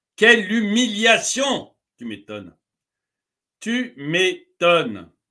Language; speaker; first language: French; native; French